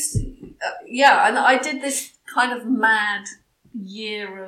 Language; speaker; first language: English; native; English